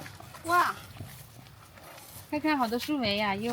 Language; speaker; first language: Chinese; native; Chinese